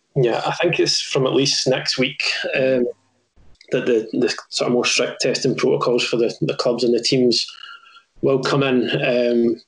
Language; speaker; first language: English; native; English